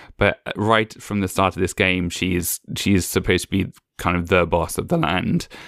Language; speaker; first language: English; native; English